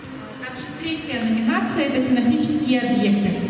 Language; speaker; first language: Russian; native; Russian